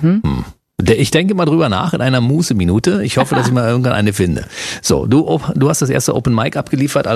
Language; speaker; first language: German; native; German